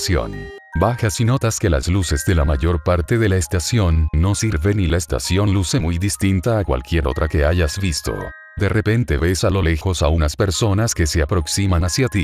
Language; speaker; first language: Spanish; native; Spanish